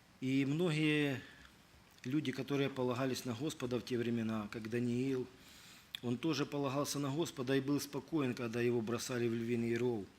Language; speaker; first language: Russian; native; Russian